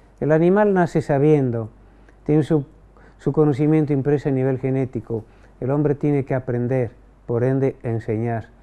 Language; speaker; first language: Spanish; non-native, fluent; French